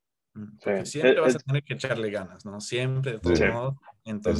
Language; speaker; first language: Spanish; non-native, fluent; English